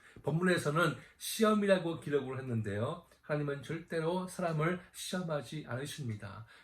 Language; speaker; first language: Korean; native; Korean